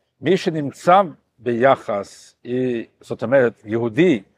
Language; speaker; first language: Hebrew; non-native, fluent; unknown